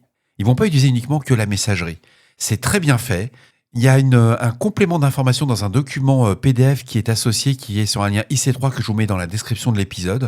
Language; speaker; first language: French; native; French